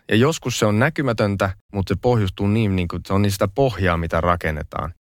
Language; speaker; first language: Finnish; non-native, local second language; Swedish